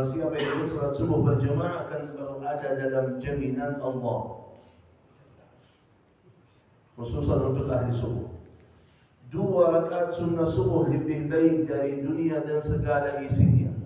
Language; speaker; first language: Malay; non-native, fluent; Arabic